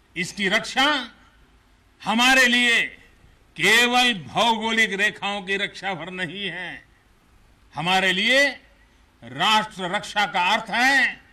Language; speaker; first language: Hindi; non-native, local second language; Gujarati